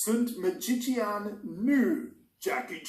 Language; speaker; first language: Romanian; non-native, learner; English